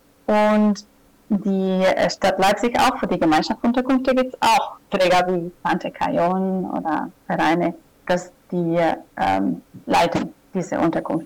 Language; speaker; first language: German; non-native, fluent; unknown